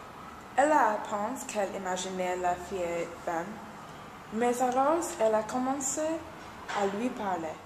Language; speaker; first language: French; non-native, learner; English